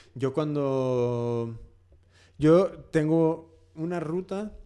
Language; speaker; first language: Spanish; early bilingual, heritage; Spanish